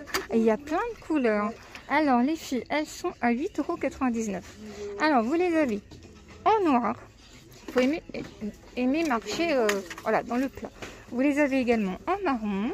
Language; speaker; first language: French; native; French